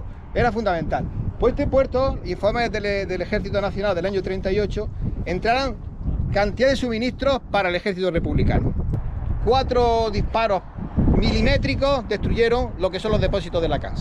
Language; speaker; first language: Spanish; native; Spanish